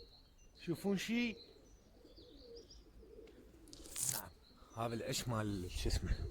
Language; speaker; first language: Arabic; native; Arabic